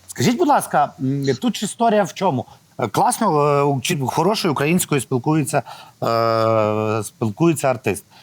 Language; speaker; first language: Ukrainian; native; Ukrainian